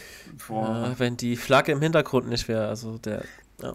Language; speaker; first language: German; native; German